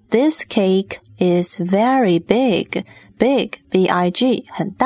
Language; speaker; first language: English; non-native, fluent; Chinese